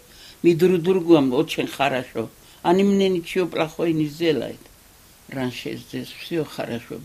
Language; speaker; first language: Russian; non-native, local second language; Georgian